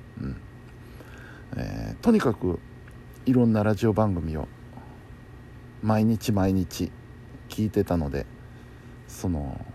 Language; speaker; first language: Japanese; native; Japanese